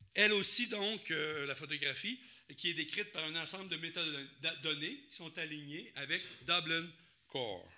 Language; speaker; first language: French; native; French